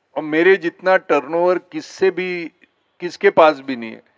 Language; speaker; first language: Hindi; non-native, local second language; Marathi